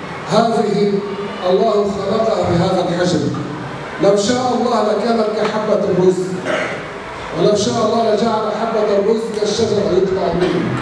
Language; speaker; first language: Arabic; native; Arabic